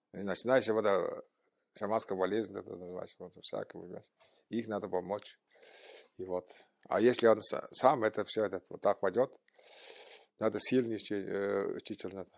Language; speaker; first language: Russian; non-native, local second language; Tuvinian